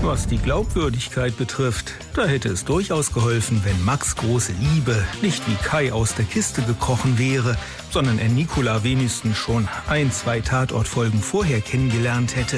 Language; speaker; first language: German; native; German